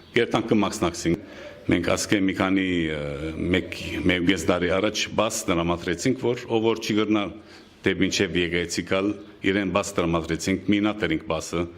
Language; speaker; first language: Armenian; native; Armenian